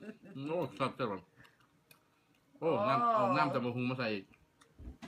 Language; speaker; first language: English; non-native, learner; Lao